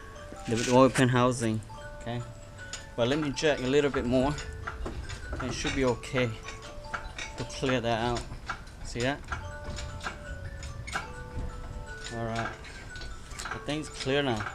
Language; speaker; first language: English; non-native, fluent; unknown